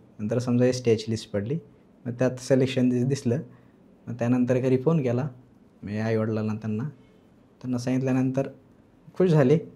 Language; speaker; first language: Marathi; native; Marathi